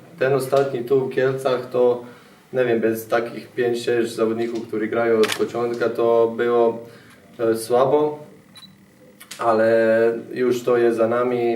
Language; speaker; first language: Polish; non-native, fluent; Bosnian